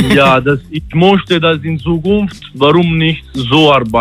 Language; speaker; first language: German; non-native, fluent; Italian